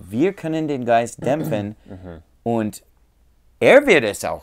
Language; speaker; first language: German; non-native, learner; English